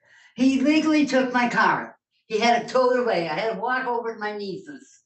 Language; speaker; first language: English; native; English